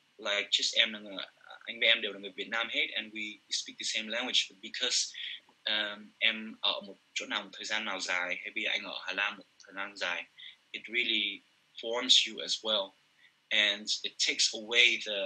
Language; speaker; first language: Vietnamese; early bilingual, heritage; Vietnamese